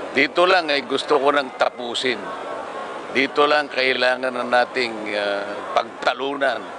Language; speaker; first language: Filipino; native; Filipino